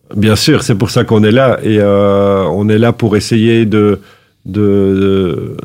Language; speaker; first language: French; native; French